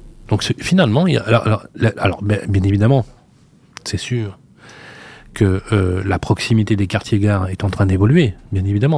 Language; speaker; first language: French; native; French